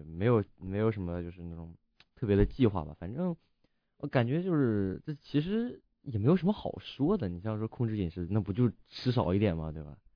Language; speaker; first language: Chinese; native; Chinese